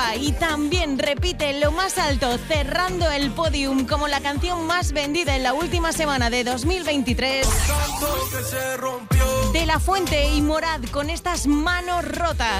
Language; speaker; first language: Spanish; native; Spanish